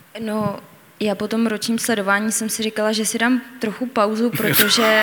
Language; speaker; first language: Czech; native; Czech